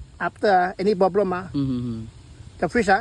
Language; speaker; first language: English; non-native, local second language; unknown